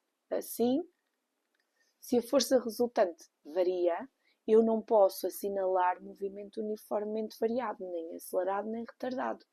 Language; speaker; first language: Portuguese; native; Portuguese